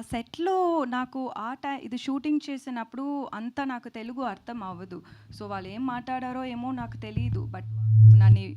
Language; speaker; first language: Telugu; non-native, learner; Tamil